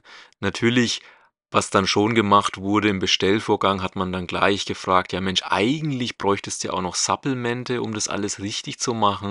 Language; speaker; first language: German; native; German